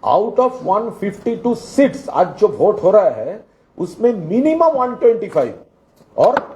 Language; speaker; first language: Hindi; non-native, local second language; Bangla